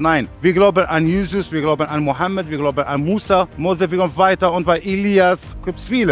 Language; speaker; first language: German; non-native, learner; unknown